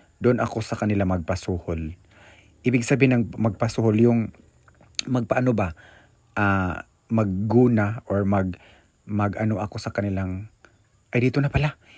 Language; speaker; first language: Filipino; non-native, local second language; Cebuano